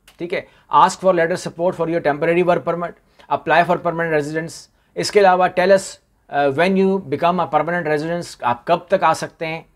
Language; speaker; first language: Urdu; native; Urdu